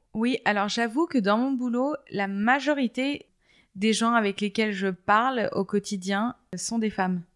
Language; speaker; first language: French; native; French